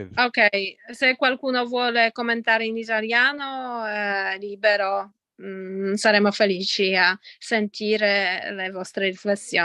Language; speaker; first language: Italian; non-native, fluent; Polish